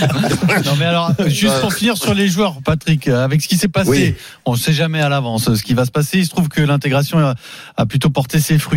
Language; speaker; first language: French; native; French